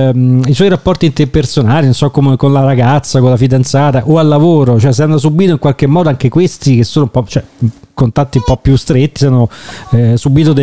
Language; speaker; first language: Italian; native; Italian